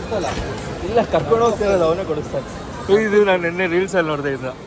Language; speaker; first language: Kannada; native; Kannada